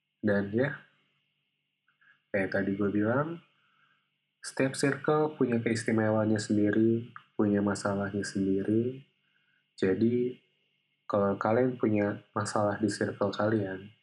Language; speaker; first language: Indonesian; native; Indonesian